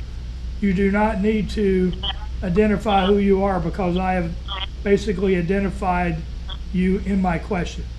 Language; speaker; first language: English; native; English